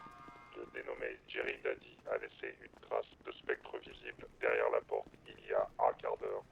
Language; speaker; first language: French; native; French